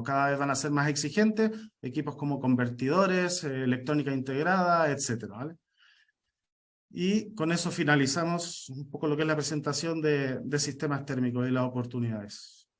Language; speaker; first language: Spanish; native; Spanish